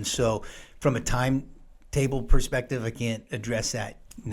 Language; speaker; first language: English; native; English